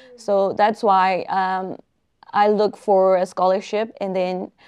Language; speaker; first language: English; non-native, fluent; Burmese